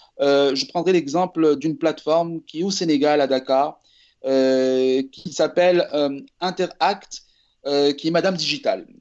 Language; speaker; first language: French; non-native, local second language; Arabic